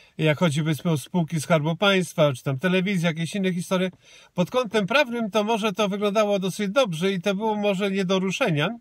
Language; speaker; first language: Polish; native; Polish